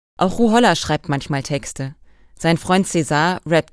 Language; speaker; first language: German; native; German